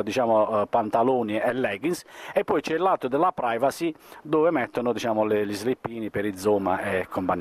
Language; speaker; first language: Italian; native; Italian